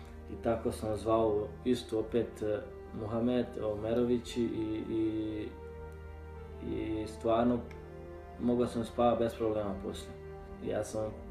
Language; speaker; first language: Croatian; non-native, learner; Portuguese